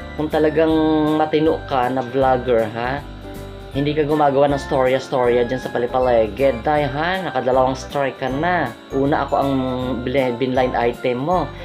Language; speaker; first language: Filipino; non-native, local second language; Hiligaynon